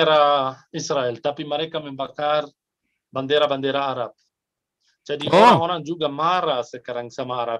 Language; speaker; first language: Indonesian; non-native, fluent; Arabic